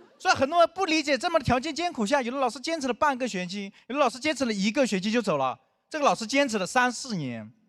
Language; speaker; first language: Chinese; non-native, local second language; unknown